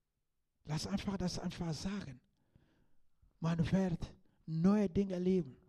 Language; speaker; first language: German; non-native, learner; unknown